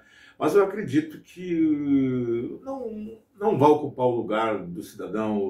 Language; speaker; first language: Portuguese; native; Portuguese